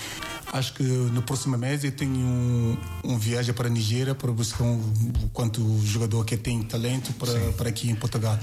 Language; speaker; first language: Portuguese; non-native, learner; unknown